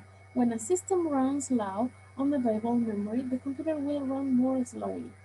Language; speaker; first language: English; non-native, learner; Spanish